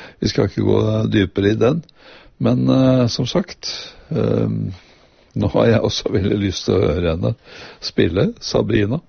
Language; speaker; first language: Norwegian; native; Norwegian